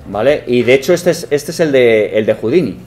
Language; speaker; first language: Spanish; native; Spanish